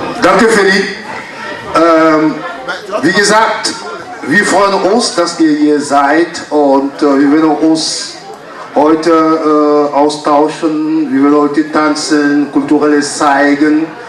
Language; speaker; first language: German; non-native, fluent; French